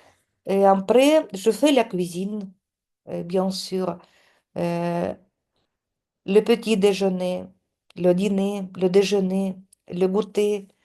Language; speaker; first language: French; non-native, fluent; Russian